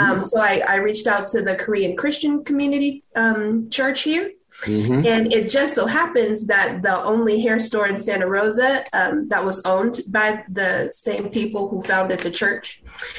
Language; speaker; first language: English; native; English